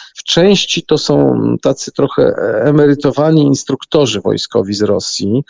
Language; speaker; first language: Polish; native; Polish